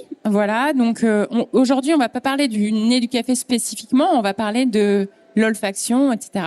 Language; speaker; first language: French; native; French